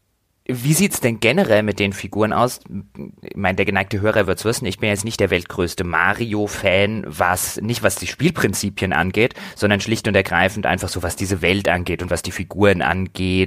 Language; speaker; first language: German; native; German